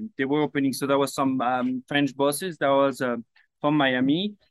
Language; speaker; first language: English; non-native, fluent; French